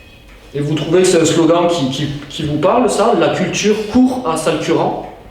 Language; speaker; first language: French; native; French